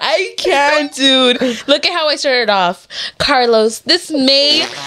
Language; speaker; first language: English; early bilingual, other home language; Spanish